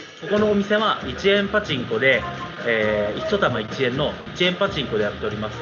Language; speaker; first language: Japanese; native; Japanese